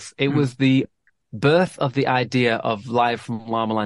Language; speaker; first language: English; native; English